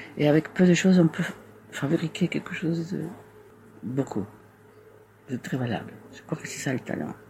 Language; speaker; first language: French; non-native, fluent; Spanish